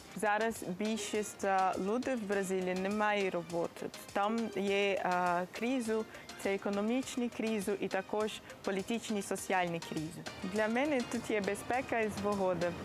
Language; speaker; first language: Ukrainian; non-native, learner; Portuguese